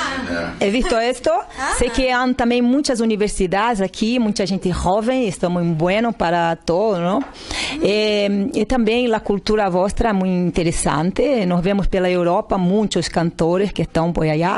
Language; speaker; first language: Spanish; non-native, learner; Portuguese